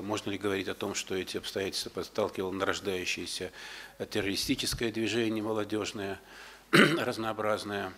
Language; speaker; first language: Russian; native; Russian